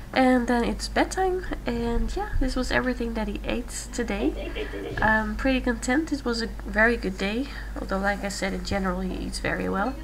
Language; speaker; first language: English; non-native, fluent; Dutch